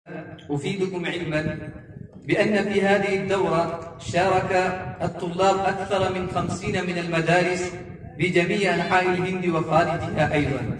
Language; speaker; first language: Arabic; non-native, fluent; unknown